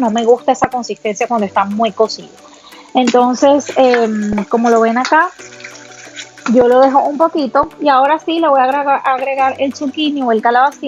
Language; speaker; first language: Spanish; native; Spanish